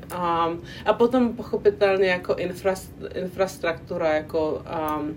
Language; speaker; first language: Czech; non-native, local second language; English